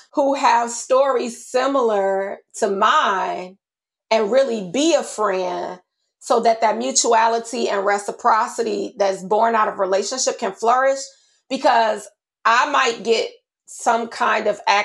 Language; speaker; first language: English; native; English